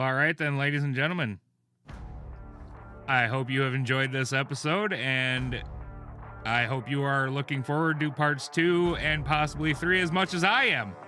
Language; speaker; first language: English; native; English